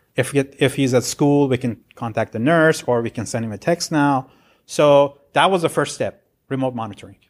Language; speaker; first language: English; non-native, fluent; Persian